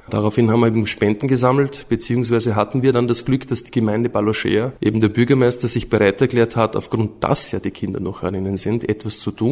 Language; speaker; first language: German; native; German